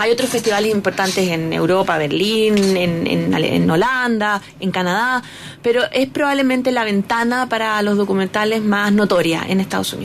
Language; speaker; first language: Spanish; native; Spanish